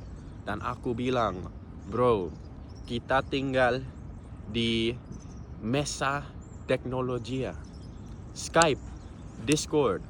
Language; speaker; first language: Indonesian; non-native, fluent; English